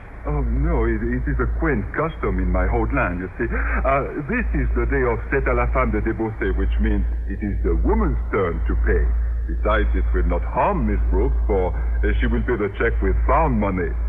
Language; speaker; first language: English; native; English